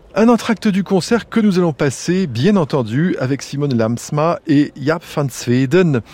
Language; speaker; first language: French; native; French